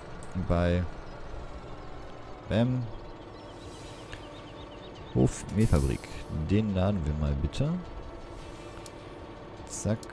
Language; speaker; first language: German; native; German